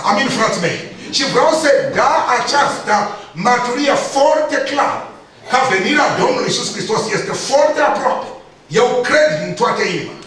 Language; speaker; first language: Romanian; non-native, learner; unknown